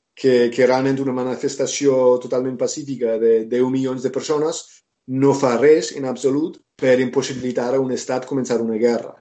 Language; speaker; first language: Catalan; non-native, fluent; English